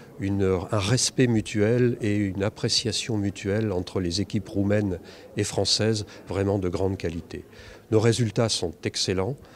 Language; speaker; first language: French; native; French